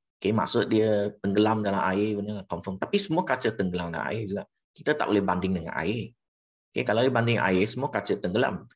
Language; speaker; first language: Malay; non-native, local second language; Chinese